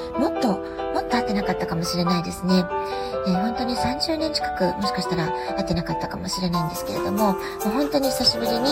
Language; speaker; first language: Japanese; native; Japanese